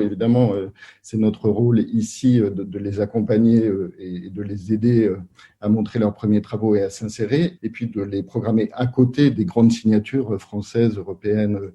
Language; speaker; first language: French; native; French